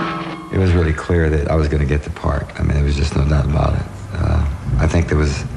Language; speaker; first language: English; native; English